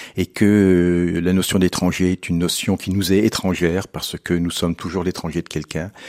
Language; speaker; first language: French; native; French